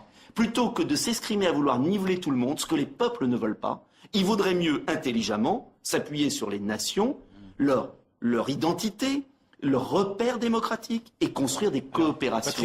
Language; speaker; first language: French; native; French